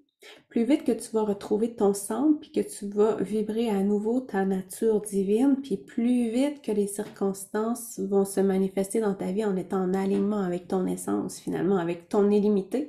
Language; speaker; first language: French; native; French